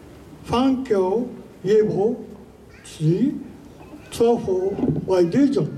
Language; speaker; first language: Chinese; non-native, learner; Japanese